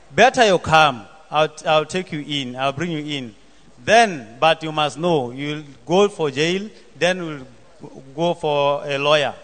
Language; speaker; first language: English; non-native, local second language; Southern Sotho